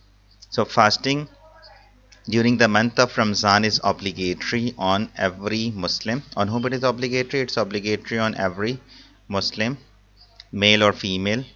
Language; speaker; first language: English; non-native, local second language; Urdu